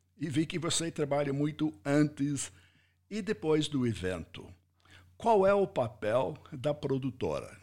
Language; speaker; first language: Portuguese; non-native, fluent; English